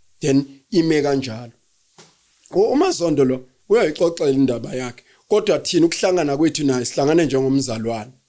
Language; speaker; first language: Zulu; native; Zulu